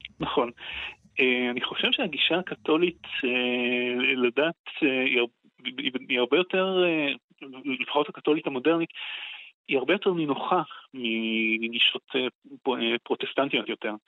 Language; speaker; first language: Hebrew; native; Hebrew